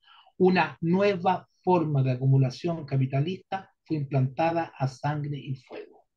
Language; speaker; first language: Spanish; native; Spanish